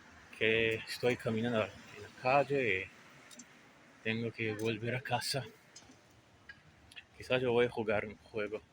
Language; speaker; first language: Spanish; non-native, learner; Portuguese